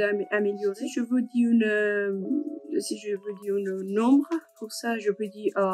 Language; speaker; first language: French; non-native, learner; Persian